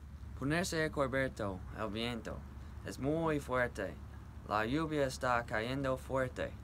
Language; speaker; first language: Spanish; non-native, learner; English